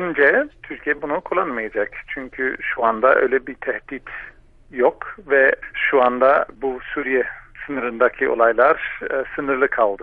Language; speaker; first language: Turkish; non-native, fluent; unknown